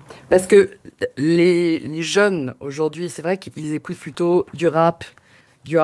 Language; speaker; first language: French; native; French